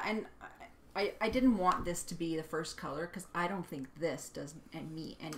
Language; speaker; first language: English; native; English